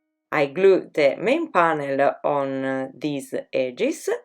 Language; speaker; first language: English; non-native, fluent; Italian